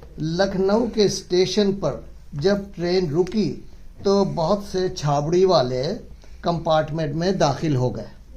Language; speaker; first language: Urdu; native; Urdu